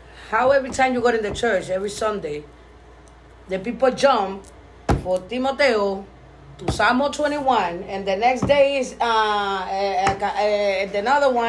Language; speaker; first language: English; non-native, learner; Spanish